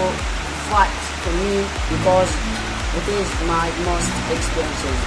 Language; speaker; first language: English; non-native, learner; Indonesian